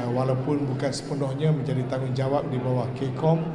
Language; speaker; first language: Malay; native; Malay